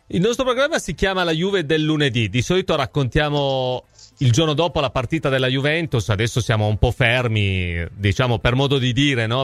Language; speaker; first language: Italian; native; Italian